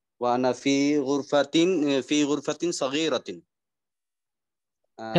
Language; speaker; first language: Arabic; non-native, learner; Bangla